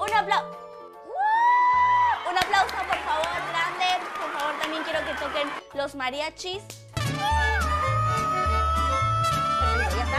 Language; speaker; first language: Spanish; native; Spanish